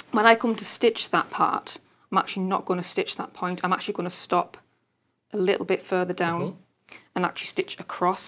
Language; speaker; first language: English; native; English